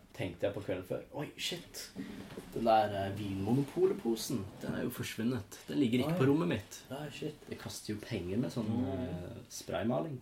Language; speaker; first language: Norwegian; non-native, fluent; English